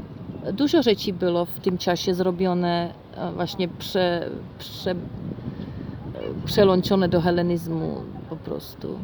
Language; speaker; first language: Polish; non-native, fluent; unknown